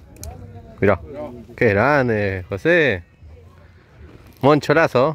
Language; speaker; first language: Spanish; native; Spanish